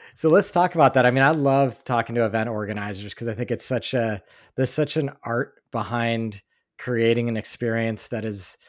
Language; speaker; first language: English; native; English